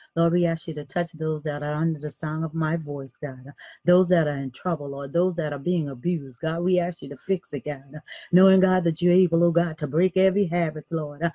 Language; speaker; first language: English; native; English